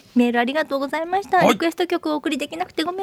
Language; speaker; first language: Japanese; native; Japanese